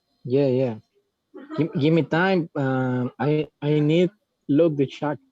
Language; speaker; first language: English; non-native, learner; Spanish